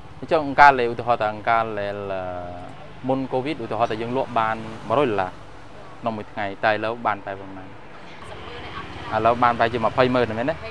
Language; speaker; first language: Japanese; non-native, fluent; Khmer